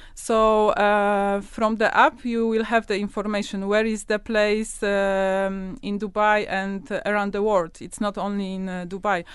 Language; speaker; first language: English; non-native, learner; Polish